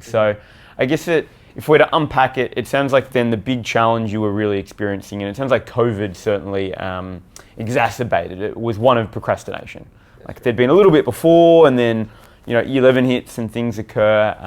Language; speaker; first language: English; native; English